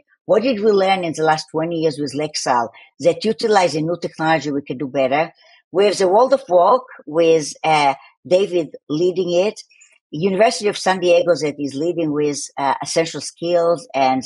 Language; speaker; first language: English; non-native, fluent; Hebrew